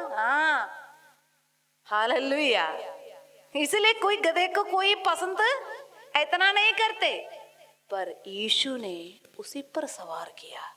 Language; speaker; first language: Hindi; non-native, local second language; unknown